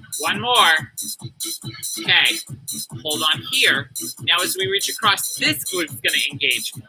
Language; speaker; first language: English; native; English